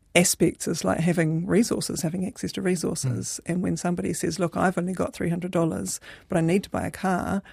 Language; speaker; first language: English; native; English